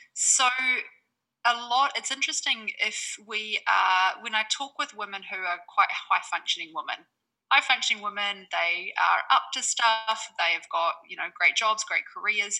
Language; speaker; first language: English; native; English